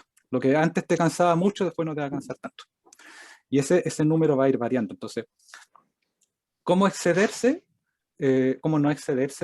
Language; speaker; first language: Spanish; native; Spanish